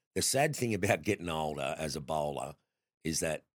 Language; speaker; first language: English; native; English